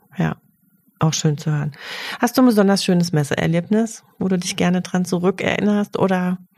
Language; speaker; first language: German; native; German